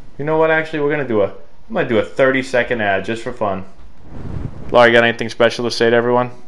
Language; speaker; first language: English; native; English